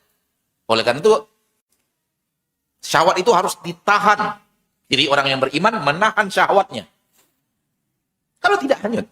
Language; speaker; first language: Indonesian; native; Indonesian